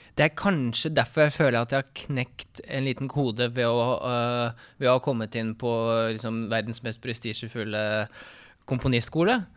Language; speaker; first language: Norwegian; early bilingual, other home language; Russian